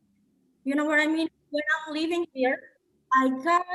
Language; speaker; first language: English; non-native, learner; Indonesian